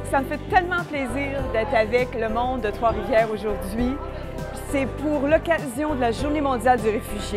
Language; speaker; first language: French; native; French